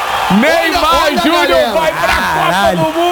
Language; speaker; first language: Portuguese; native; Portuguese